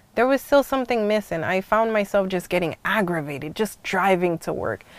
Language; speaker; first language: English; early bilingual, other home language; Haitian Creole